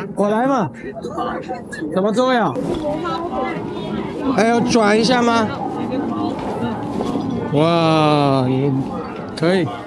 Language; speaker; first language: Chinese; non-native, learner; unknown